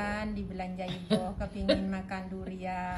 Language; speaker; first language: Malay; non-native, learner; Indonesian